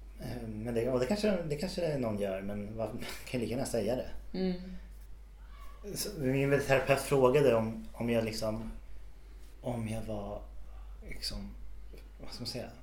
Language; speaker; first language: Swedish; native; Swedish